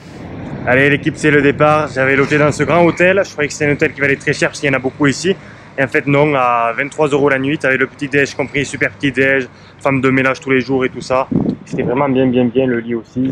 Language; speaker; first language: French; native; French